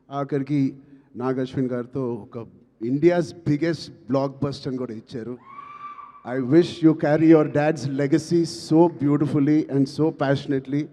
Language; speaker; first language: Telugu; native; Telugu